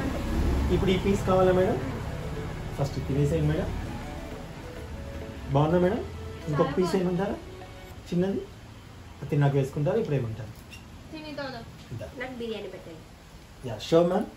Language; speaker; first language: Telugu; native; Telugu